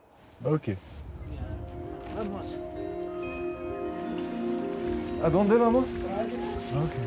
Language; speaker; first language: Spanish; non-native, learner; French